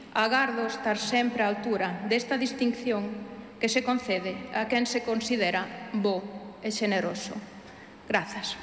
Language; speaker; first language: Galician; early bilingual, heritage; Galician